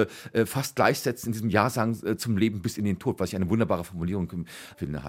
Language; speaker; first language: German; native; German